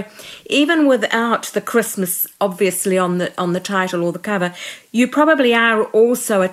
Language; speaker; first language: English; native; English